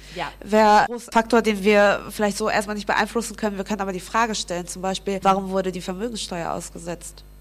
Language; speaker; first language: German; early bilingual, other home language; Vietnamese